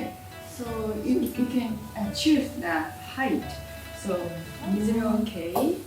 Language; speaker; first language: English; non-native, learner; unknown